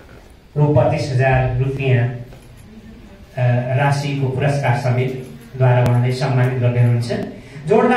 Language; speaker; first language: Nepali; native; Nepali